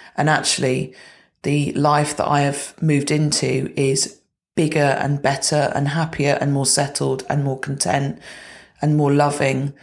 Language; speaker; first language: English; native; English